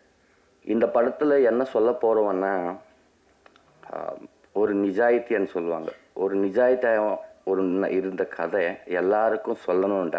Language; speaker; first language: Tamil; non-native, learner; Telugu